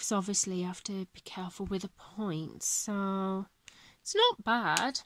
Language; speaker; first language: English; native; English